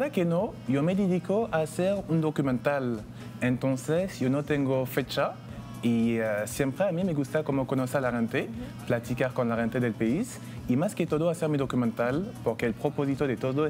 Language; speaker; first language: Spanish; non-native, fluent; French